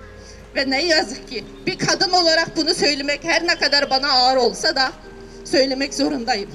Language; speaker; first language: Turkish; non-native, fluent; Uyghur